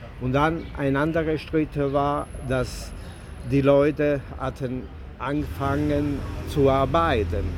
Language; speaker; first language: German; non-native, learner; Italian